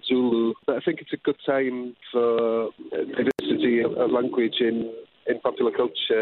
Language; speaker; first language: English; non-native, local second language; Welsh